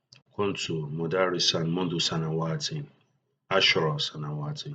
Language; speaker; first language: Arabic; non-native, fluent; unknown